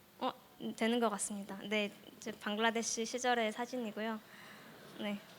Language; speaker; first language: Korean; early bilingual, heritage; Korean